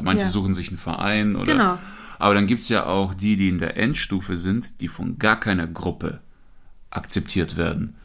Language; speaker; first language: German; native; German